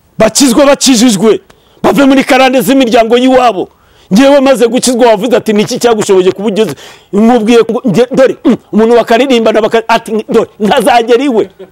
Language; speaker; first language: Kinyarwanda; early bilingual, heritage; Kinyarwanda